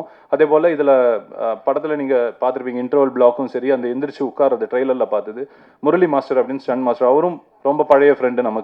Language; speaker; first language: Tamil; native; Tamil